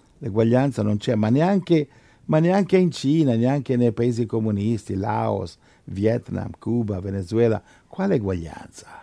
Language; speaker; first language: Italian; native; Italian